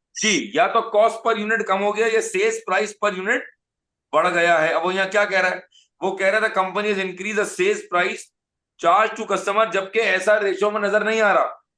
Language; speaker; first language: Urdu; native; Urdu